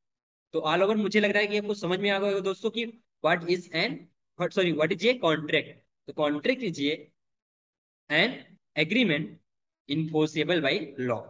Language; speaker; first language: Hindi; native; Hindi